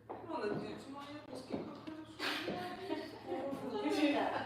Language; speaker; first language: Russian; non-native, learner; English